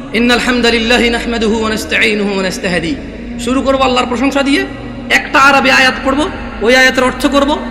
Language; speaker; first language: Bangla; early bilingual, heritage; Bangla